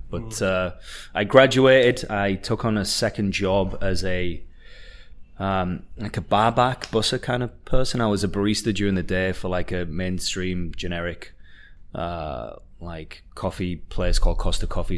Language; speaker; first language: English; native; English